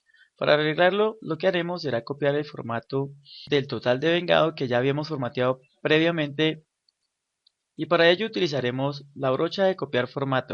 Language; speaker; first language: Spanish; native; Spanish